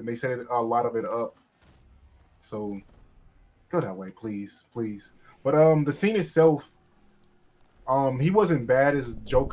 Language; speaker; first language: English; native; English